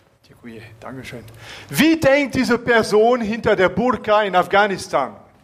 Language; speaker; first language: German; non-native, fluent; French